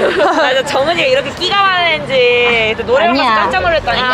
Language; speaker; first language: Korean; native; Korean